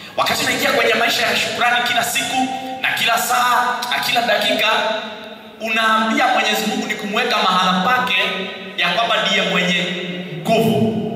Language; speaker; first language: Swahili; non-native, local second language; Kikuyu